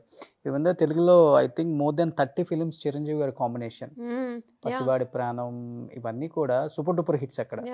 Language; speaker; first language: Telugu; native; Telugu